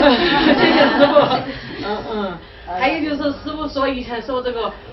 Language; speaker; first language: Chinese; native; Chinese